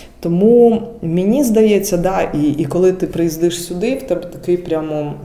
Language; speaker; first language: Ukrainian; non-native, local second language; Russian